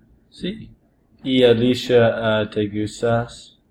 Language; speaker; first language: Spanish; non-native, learner; English